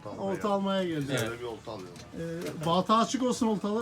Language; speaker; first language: Turkish; native; Turkish